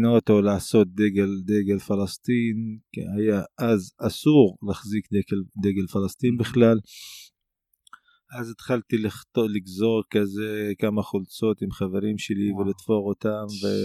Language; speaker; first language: Hebrew; non-native, local second language; Arabic